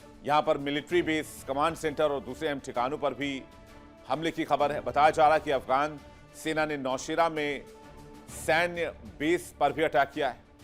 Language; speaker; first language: Hindi; native; Hindi